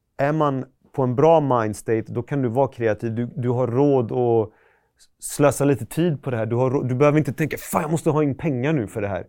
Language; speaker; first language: Swedish; early bilingual, other home language; Persian